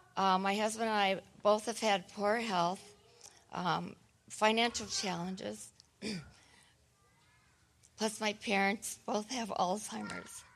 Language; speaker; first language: English; native; English